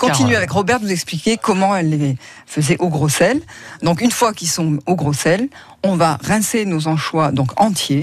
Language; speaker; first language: French; native; French